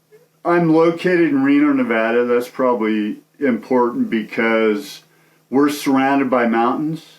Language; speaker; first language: English; native; English